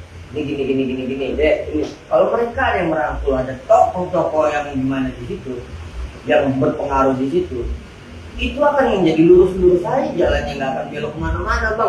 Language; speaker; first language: Indonesian; native; Indonesian